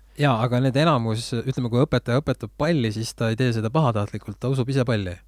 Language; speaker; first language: Estonian; native; Estonian